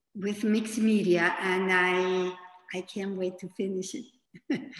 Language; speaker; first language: English; non-native, fluent; Spanish